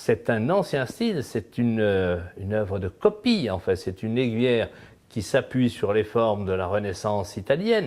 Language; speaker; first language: French; native; French